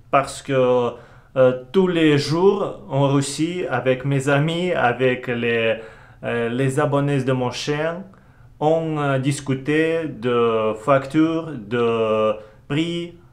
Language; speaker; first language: French; non-native, learner; Russian